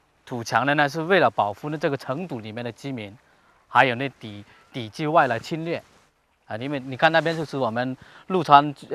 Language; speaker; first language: Chinese; native; Chinese